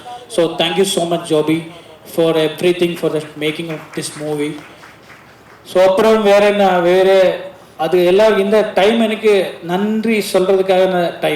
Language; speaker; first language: Tamil; non-native, learner; Malayalam